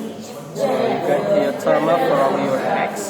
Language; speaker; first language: English; non-native, learner; Indonesian